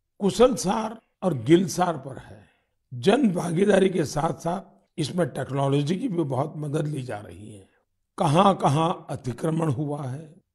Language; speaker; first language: Hindi; non-native, local second language; Gujarati